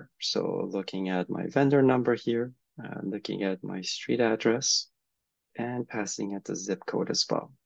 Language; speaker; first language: English; native; English